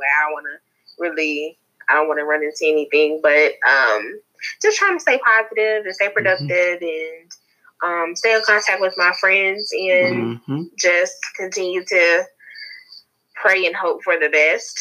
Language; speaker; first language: English; native; English